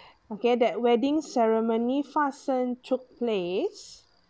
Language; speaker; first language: English; non-native, local second language; Chinese